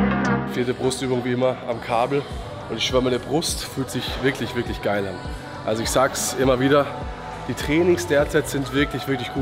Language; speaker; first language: German; native; German